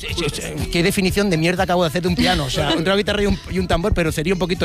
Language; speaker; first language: Spanish; native; Spanish